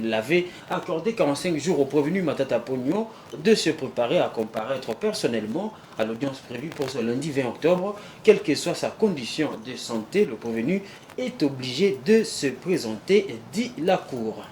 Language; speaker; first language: French; native; French